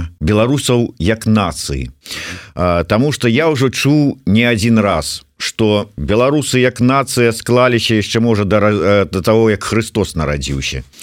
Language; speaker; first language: Belarusian; native; Belarusian